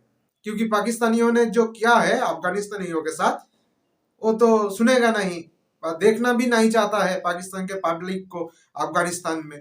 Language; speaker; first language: Hindi; non-native, local second language; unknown